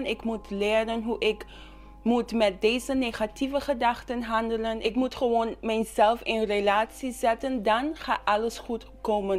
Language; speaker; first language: Dutch; non-native, local second language; English